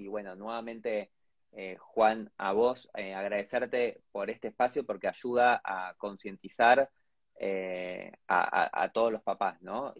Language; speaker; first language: Spanish; native; Spanish